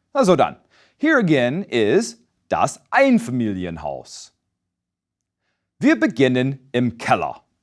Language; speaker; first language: German; non-native, fluent; English